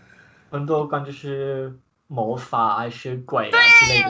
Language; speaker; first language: Chinese; non-native, learner; English